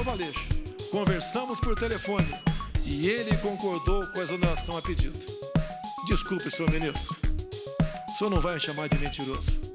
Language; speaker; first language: Portuguese; native; Portuguese